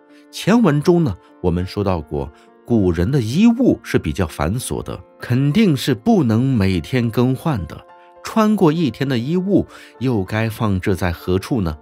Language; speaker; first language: Chinese; native; Chinese